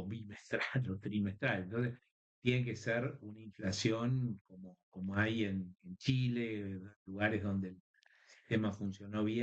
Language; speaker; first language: Spanish; native; Spanish